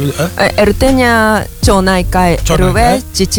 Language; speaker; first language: Indonesian; non-native, learner; Japanese